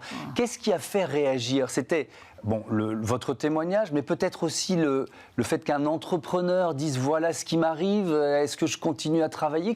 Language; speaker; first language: French; native; French